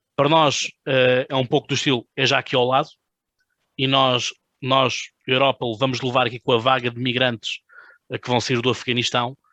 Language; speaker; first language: Portuguese; native; Portuguese